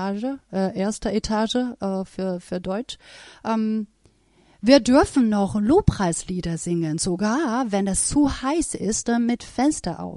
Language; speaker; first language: German; non-native, fluent; Persian